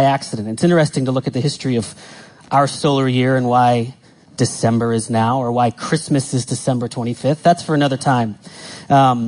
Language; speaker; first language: English; native; English